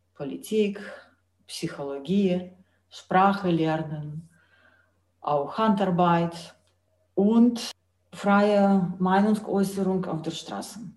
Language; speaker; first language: German; non-native, fluent; Russian